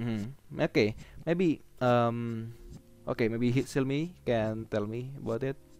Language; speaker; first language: English; non-native, learner; Indonesian